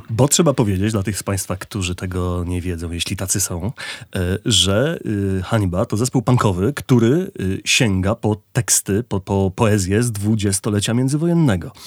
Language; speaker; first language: Polish; native; Polish